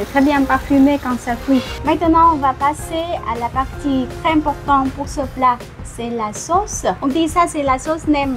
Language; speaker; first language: French; non-native, fluent; Vietnamese